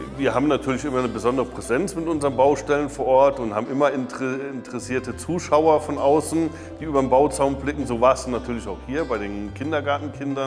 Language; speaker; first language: German; native; German